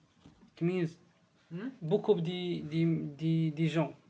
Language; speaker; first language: French; non-native, learner; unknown